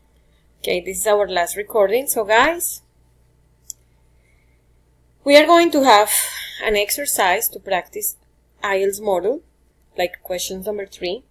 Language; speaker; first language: English; non-native, fluent; Spanish